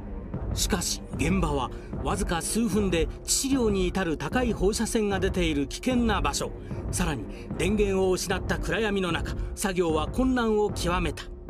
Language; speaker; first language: Japanese; native; Japanese